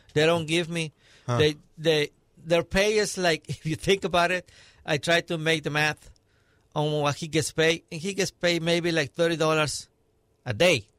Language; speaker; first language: English; non-native, fluent; Spanish